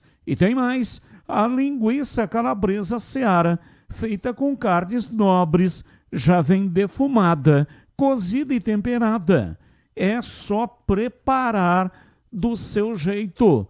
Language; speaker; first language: Portuguese; native; Portuguese